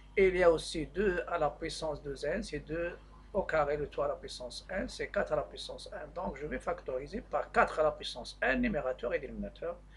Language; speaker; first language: French; non-native, local second language; Arabic